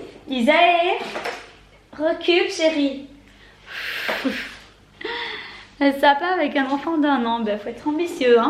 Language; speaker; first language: French; native; French